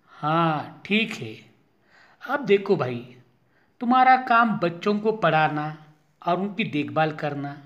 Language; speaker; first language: Hindi; non-native, local second language; Marathi